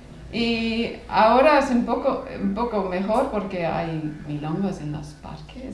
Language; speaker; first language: Spanish; non-native, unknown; English